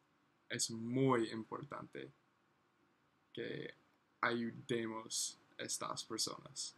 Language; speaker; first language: Spanish; non-native, learner; English